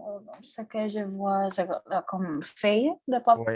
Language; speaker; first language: French; non-native, learner; Spanish